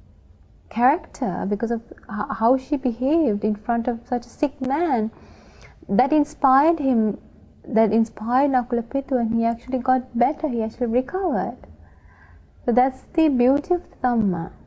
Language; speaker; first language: English; non-native, local second language; Sinhala